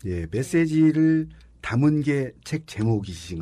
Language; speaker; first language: Korean; native; Korean